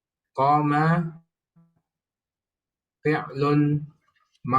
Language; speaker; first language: Arabic; non-native, learner; Indonesian